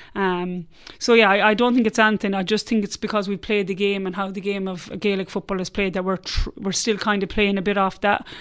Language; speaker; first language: English; native; English